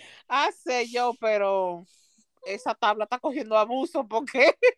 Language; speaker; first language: Spanish; early bilingual, heritage; Spanish